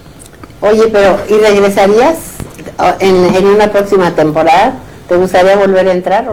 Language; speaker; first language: Spanish; native; Spanish